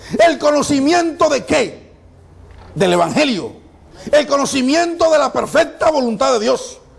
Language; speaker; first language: Spanish; native; Spanish